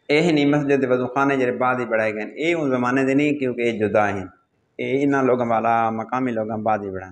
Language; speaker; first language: Urdu; non-native, local second language; Saraiki